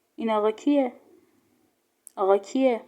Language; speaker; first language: Persian; native; Persian